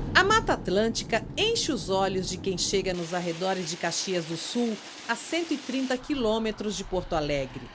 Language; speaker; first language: Portuguese; native; Portuguese